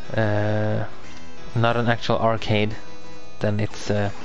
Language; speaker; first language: English; non-native, fluent; Swedish